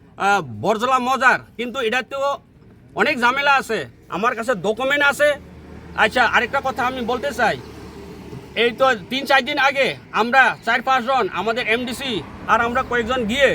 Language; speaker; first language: Bangla; non-native, local second language; Kok Borok